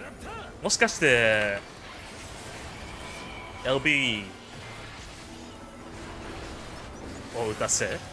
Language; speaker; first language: Japanese; non-native, learner; English